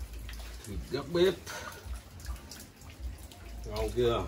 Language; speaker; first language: Vietnamese; non-native, local second language; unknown